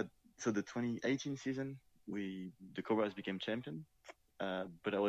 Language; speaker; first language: English; non-native, fluent; French